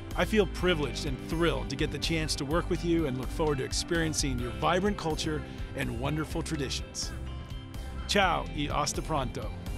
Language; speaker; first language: English; native; English